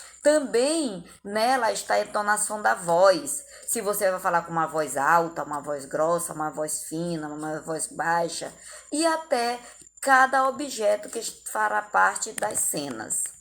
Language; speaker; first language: Portuguese; native; Portuguese